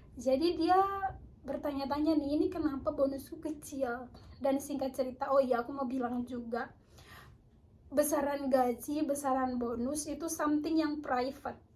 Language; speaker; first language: Indonesian; native; Indonesian